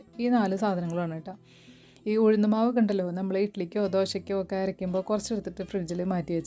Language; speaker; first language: Malayalam; native; Malayalam